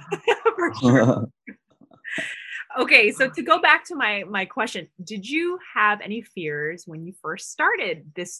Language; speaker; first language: English; non-native, local second language; Filipino